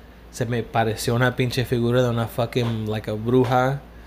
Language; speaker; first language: Spanish; early bilingual, heritage; Spanish